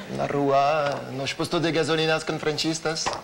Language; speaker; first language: Portuguese; non-native, learner; French